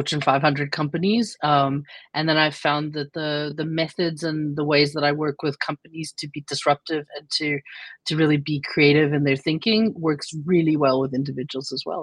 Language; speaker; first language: English; native; English